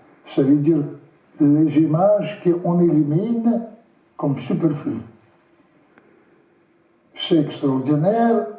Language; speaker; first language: French; non-native, learner; Russian